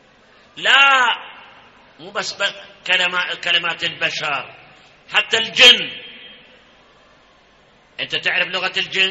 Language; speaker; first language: Arabic; native; Arabic